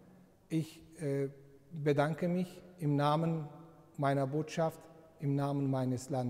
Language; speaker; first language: German; non-native, fluent; Turkish